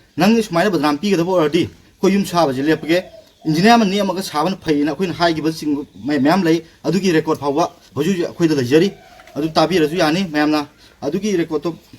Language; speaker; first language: Manipuri; native; Manipuri